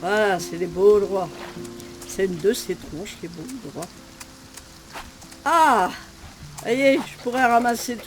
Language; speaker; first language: French; native; French